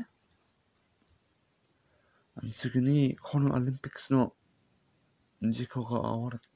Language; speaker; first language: Japanese; non-native, learner; English